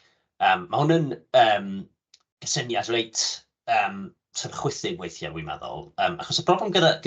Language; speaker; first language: Welsh; native; Welsh